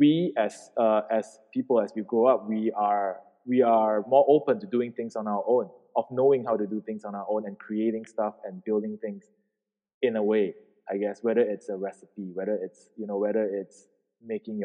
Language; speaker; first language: English; non-native, local second language; Min Nan Chinese